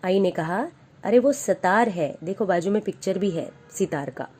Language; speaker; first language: Hindi; non-native, local second language; Marathi